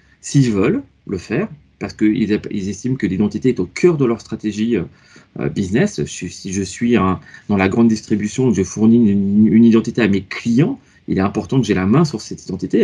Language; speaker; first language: French; native; French